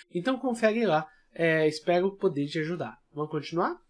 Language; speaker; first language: Portuguese; native; Portuguese